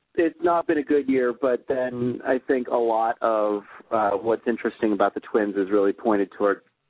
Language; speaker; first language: English; native; English